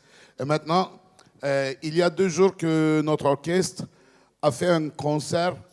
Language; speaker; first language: French; non-native, fluent; Turkish